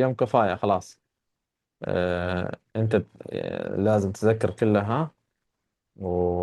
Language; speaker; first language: Arabic; non-native, fluent; Urdu